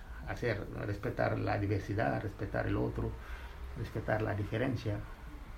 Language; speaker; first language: Spanish; non-native, fluent; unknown